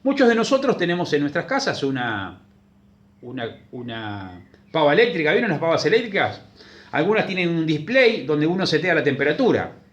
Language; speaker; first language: Spanish; native; Spanish